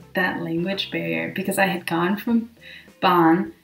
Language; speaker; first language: English; native; English